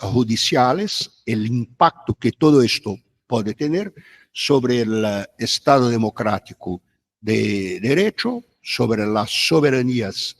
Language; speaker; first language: Spanish; non-native, fluent; Portuguese